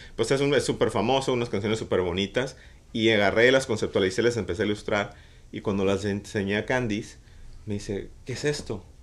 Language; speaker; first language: Spanish; native; Spanish